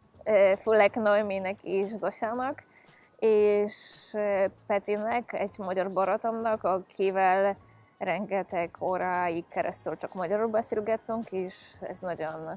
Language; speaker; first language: Hungarian; non-native, fluent; Polish